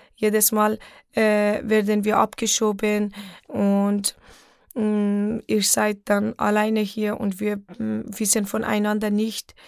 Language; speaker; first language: German; non-native, fluent; Persian